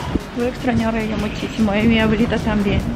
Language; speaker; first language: Spanish; non-native, fluent; Ukrainian